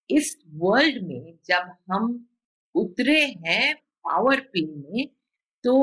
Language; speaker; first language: Hindi; non-native, local second language; Bangla